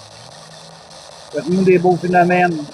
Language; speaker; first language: French; native; French